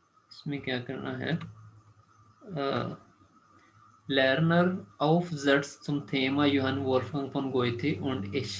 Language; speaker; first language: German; non-native, fluent; Urdu